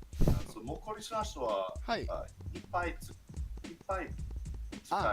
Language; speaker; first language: Japanese; non-native, learner; English